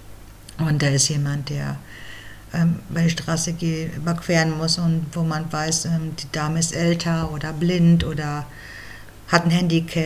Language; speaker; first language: German; native; German